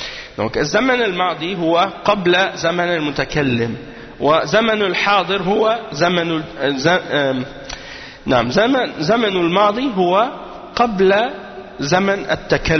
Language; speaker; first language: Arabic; non-native, fluent; French